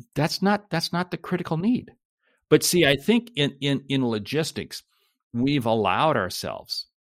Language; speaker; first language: English; native; English